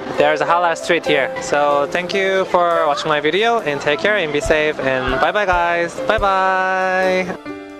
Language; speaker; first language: English; non-native, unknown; Korean